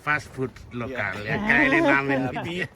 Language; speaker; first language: German; non-native, learner; Indonesian